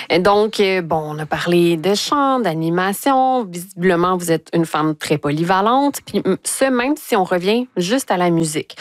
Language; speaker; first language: French; native; French